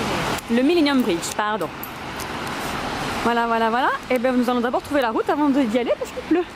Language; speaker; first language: French; native; French